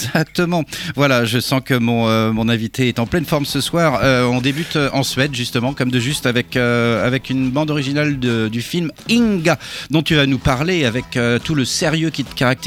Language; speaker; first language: French; native; French